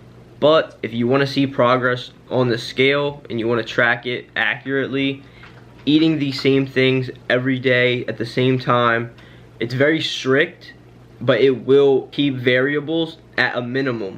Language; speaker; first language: English; native; English